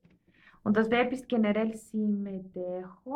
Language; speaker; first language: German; non-native, fluent; Greek